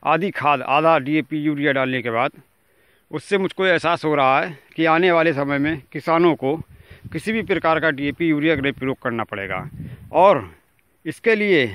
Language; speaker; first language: Hindi; native; Hindi